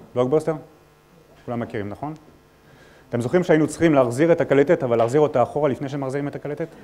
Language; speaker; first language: Hebrew; non-native, fluent; French